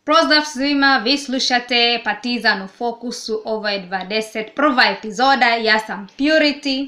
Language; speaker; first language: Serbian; non-native, learner; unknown